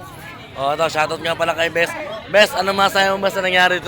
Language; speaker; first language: Filipino; native; Filipino